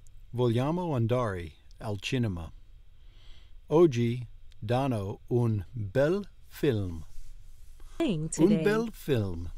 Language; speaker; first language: Italian; non-native, learner; English